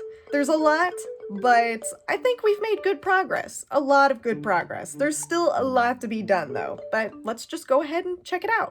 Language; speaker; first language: English; native; English